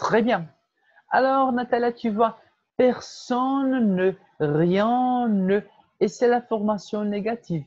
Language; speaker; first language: French; non-native, fluent; Portuguese